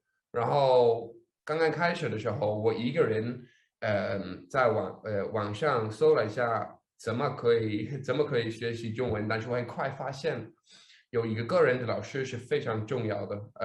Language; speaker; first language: Chinese; non-native, fluent; Danish